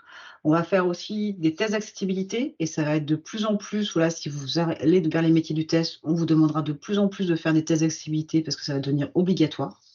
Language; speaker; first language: French; native; French